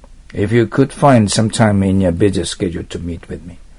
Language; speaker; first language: English; non-native, fluent; Japanese